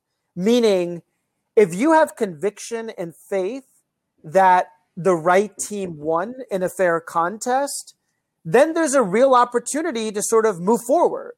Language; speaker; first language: English; native; English